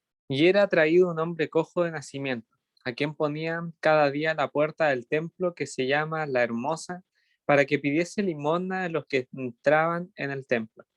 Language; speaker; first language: Spanish; native; Spanish